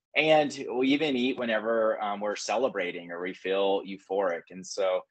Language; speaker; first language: English; native; English